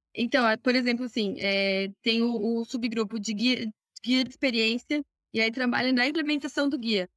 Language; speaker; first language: Portuguese; native; Portuguese